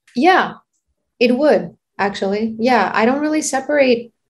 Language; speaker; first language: English; non-native, fluent; Greek